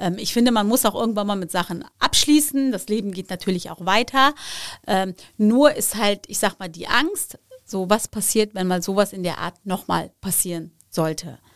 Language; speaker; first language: German; early bilingual, other home language; Turkish